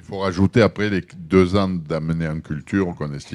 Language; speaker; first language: French; native; French